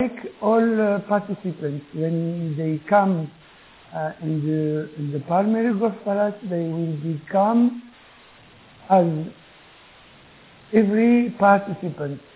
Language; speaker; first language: English; non-native, learner; Arabic